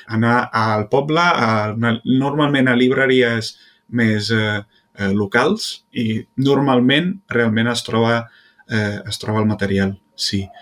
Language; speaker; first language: Catalan; non-native, fluent; Italian